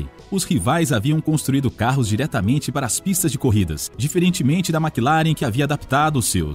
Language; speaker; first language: Portuguese; native; Portuguese